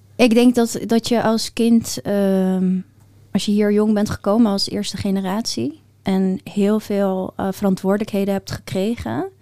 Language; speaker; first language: Dutch; early bilingual, other home language; Persian